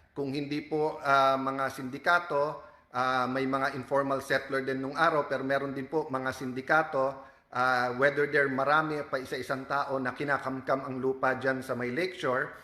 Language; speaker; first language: Filipino; native; Filipino